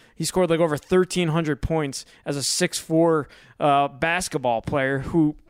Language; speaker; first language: English; native; English